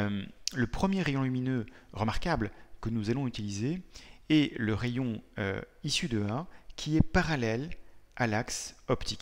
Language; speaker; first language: French; native; French